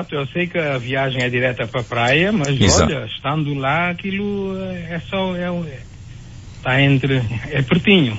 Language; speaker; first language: Portuguese; non-native, local second language; Kabuverdianu